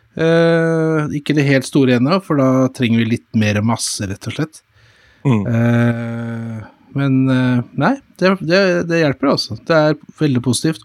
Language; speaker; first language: Norwegian; native; Norwegian